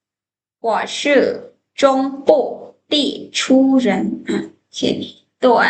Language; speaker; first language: Chinese; non-native, fluent; Lao